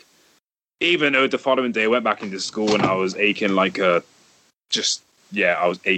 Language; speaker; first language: English; native; English